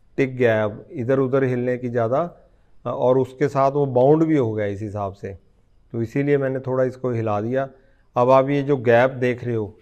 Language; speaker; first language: Hindi; non-native, local second language; Punjabi